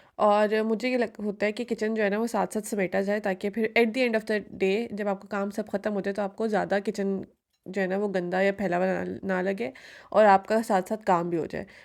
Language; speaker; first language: Urdu; native; Urdu